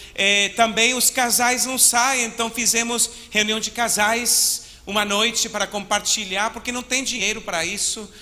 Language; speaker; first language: Portuguese; non-native, fluent; English